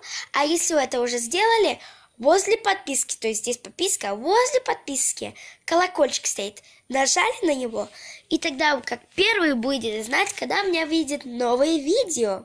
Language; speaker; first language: Russian; early bilingual, heritage; Russian